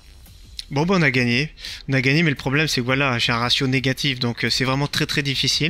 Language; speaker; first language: French; native; French